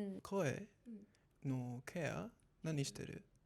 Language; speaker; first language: Japanese; non-native, learner; English